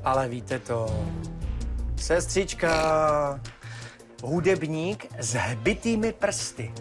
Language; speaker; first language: Czech; native; Czech